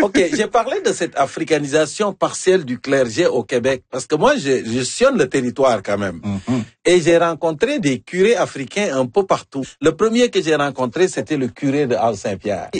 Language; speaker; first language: French; native; French